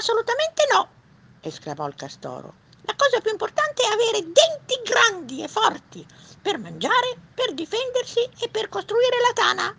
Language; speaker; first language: Italian; native; Italian